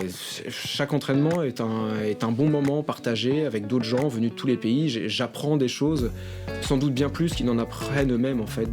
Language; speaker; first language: French; native; French